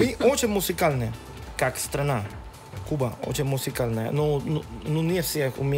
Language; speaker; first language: Russian; non-native, learner; Spanish